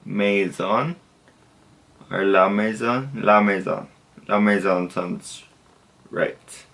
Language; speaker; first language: French; non-native, learner; English